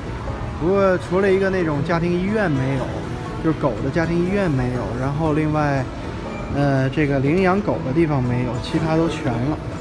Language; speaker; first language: Chinese; native; Chinese